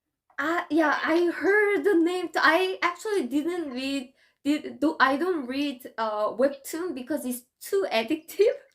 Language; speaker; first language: English; non-native, fluent; Korean